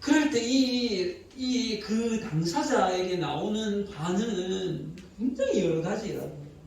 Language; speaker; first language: Korean; native; Korean